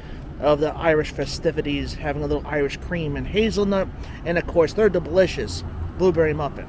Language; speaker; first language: English; native; English